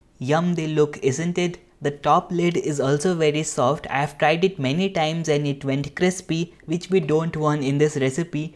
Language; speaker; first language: English; non-native, local second language; Hindi